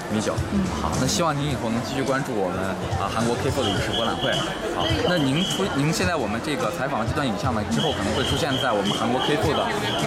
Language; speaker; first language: Chinese; native; Chinese